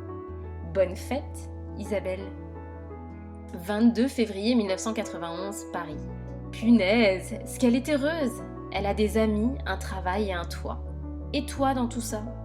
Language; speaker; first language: French; native; French